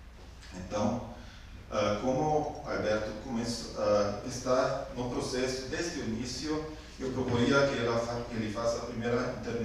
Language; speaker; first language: Portuguese; non-native, fluent; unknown